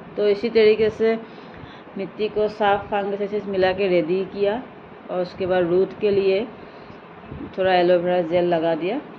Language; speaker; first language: Hindi; non-native, local second language; Assamese